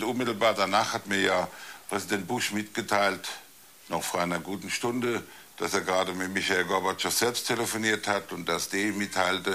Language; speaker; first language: German; native; German